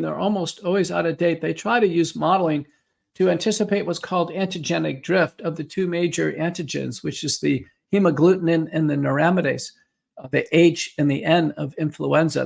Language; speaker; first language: English; native; English